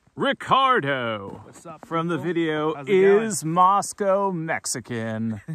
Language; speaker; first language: English; native; English